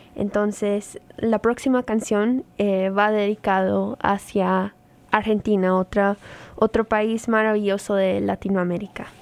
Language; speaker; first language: Spanish; native; Spanish